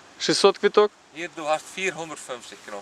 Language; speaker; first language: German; non-native, learner; Dutch